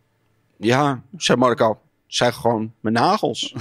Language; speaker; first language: Dutch; native; Dutch